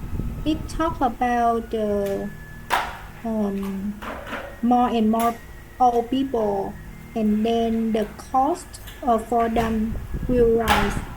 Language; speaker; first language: English; non-native, learner; Vietnamese